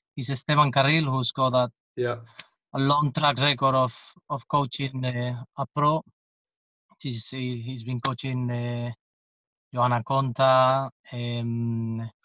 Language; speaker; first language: English; non-native, fluent; Spanish